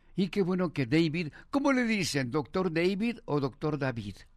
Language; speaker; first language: Spanish; native; Spanish